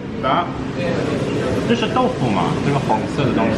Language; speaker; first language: Chinese; non-native, learner; English